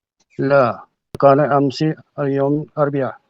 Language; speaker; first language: Arabic; non-native, learner; Urdu